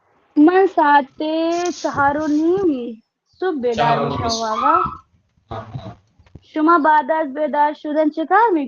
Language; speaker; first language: Persian; non-native, learner; Urdu